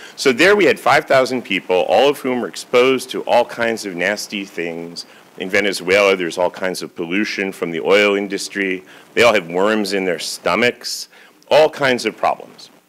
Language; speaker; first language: English; native; English